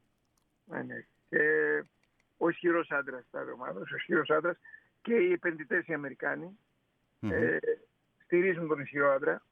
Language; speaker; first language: Greek; native; Greek